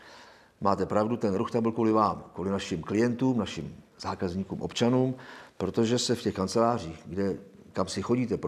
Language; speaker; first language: Czech; native; Czech